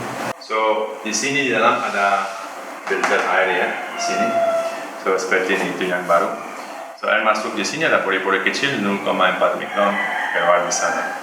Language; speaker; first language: Indonesian; non-native, learner; Dutch